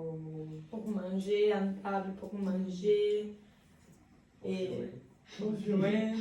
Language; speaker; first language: French; non-native, learner; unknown